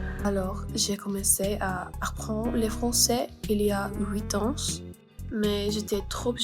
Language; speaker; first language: French; non-native, learner; English